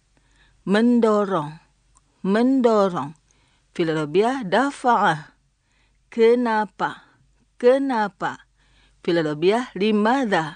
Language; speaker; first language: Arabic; non-native, fluent; Indonesian